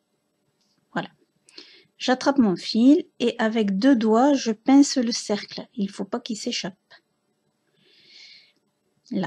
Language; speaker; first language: French; native; French